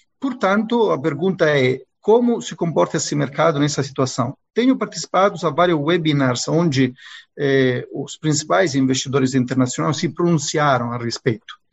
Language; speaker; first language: Portuguese; non-native, fluent; Italian